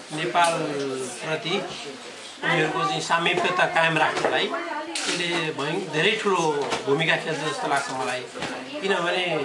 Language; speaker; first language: Nepali; native; Nepali